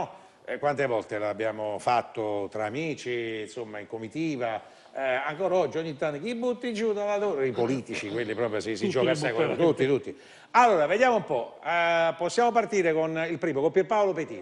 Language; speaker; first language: Italian; native; Italian